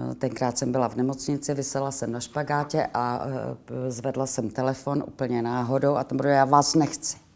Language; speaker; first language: Czech; native; Czech